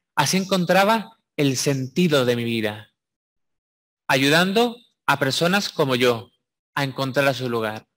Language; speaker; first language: Spanish; native; Spanish